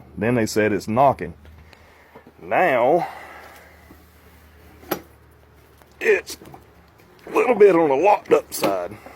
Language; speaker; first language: English; native; English